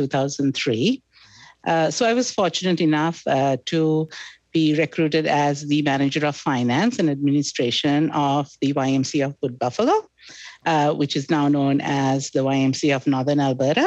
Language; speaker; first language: English; non-native, local second language; Sinhala